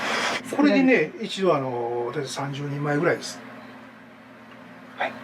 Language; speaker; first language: Japanese; native; Japanese